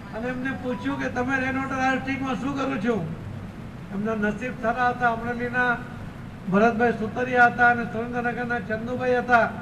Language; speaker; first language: Gujarati; non-native, local second language; Marathi